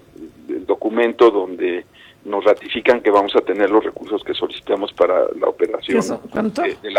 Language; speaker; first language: Spanish; native; Spanish